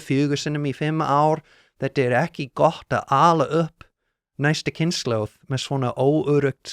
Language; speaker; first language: Icelandic; non-native, learner; English